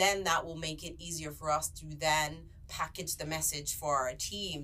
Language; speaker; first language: English; native; English